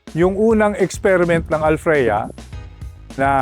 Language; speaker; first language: Filipino; native; Filipino